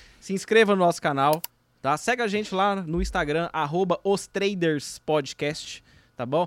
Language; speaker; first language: Portuguese; native; Portuguese